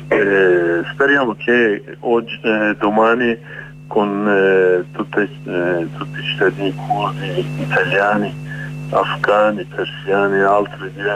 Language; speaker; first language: Italian; non-native, learner; Kurdish